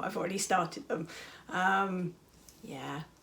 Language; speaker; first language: English; native; English